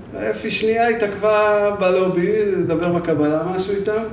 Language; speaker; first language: Hebrew; native; Hebrew